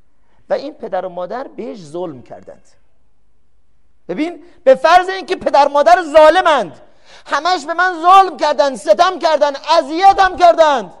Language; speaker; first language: Persian; native; Persian